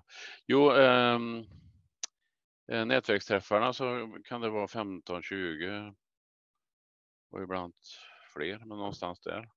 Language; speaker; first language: Swedish; native; Swedish